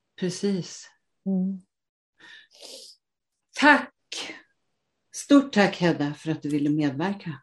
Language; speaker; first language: Swedish; native; Swedish